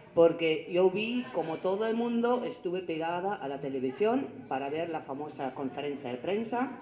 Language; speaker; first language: Spanish; non-native, fluent; German